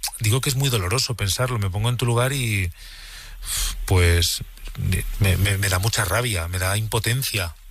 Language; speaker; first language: Spanish; native; Spanish